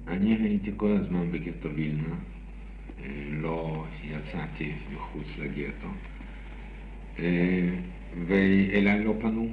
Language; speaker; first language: Hebrew; non-native, fluent; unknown